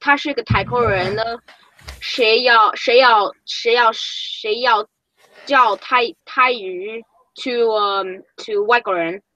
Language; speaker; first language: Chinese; non-native, learner; English